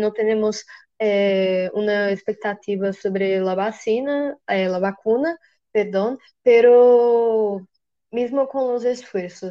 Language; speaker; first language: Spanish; non-native, learner; Portuguese